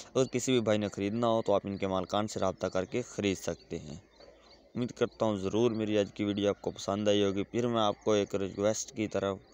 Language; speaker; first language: Urdu; non-native, local second language; Punjabi